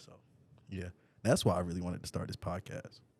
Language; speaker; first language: English; native; English